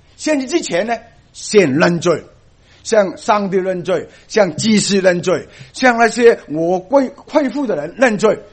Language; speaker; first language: Chinese; non-native, local second language; Cantonese